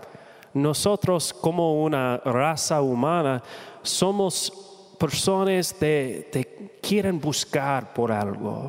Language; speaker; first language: Spanish; non-native, fluent; English